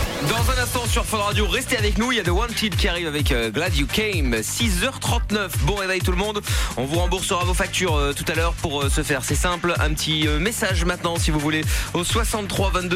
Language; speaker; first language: French; native; French